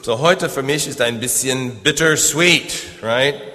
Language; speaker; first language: German; non-native, learner; English